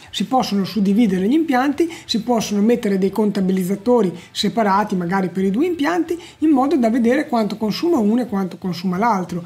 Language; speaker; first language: Italian; native; Italian